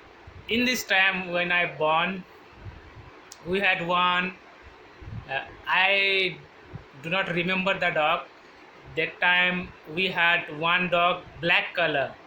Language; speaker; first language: English; non-native, learner; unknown